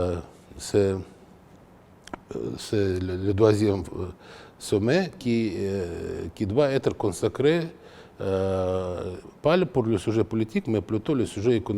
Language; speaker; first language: French; non-native, fluent; Russian